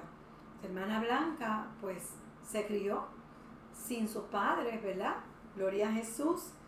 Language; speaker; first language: Spanish; native; Spanish